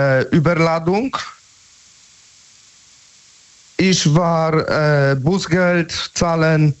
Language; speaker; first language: German; non-native, learner; Polish